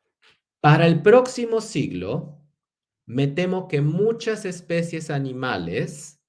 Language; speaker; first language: Spanish; non-native, fluent; English